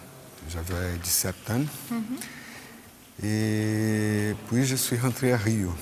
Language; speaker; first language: French; non-native, fluent; Portuguese